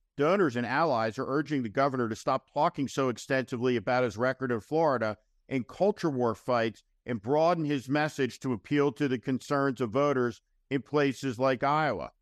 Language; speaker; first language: English; native; English